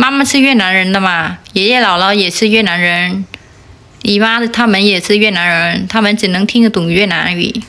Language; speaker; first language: Chinese; non-native, fluent; Vietnamese